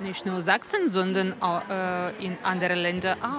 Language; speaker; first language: German; non-native, learner; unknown